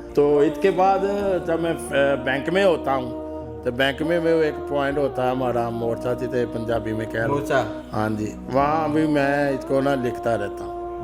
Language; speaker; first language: Urdu; non-native, local second language; Punjabi